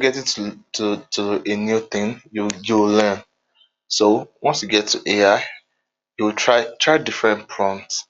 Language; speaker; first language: English; non-native, local second language; Yoruba